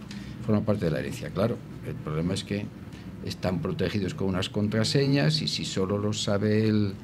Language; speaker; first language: Spanish; native; Spanish